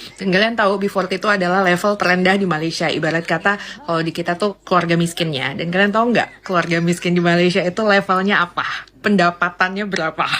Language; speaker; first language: Indonesian; native; Indonesian